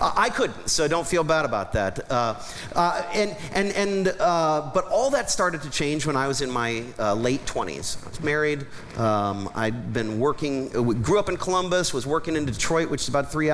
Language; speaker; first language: English; native; English